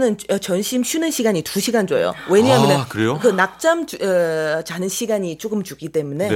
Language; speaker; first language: Korean; non-native, fluent; Chinese